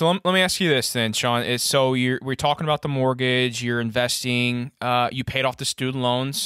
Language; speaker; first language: English; native; English